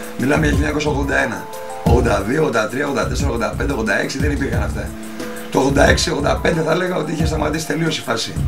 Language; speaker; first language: Greek; early bilingual, heritage; Greek